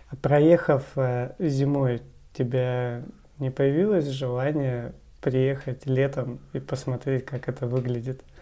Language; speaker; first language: Russian; native; Russian